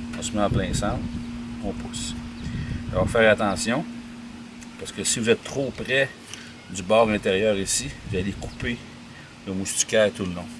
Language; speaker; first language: French; native; French